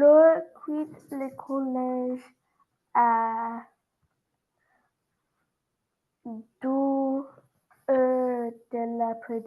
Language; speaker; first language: French; non-native, fluent; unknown